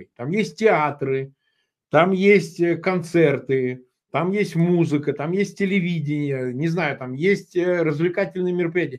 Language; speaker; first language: Russian; native; Russian